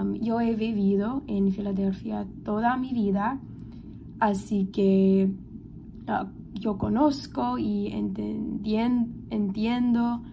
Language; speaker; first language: Spanish; non-native, learner; English